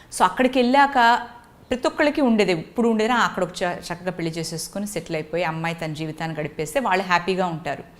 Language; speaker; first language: Telugu; native; Telugu